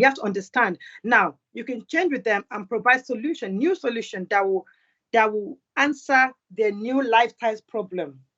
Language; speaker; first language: English; non-native, local second language; Yoruba